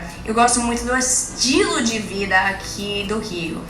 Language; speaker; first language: Portuguese; non-native, learner; English